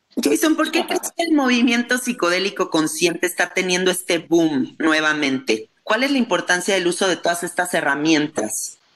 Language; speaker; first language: Spanish; native; Spanish